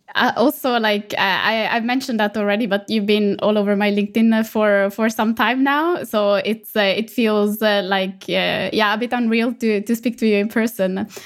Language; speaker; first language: English; non-native, fluent; Italian